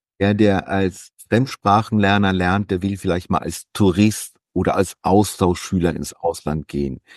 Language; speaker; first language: German; native; German